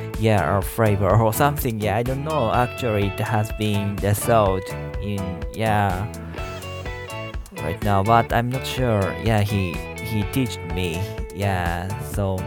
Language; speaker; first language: English; non-native, learner; Japanese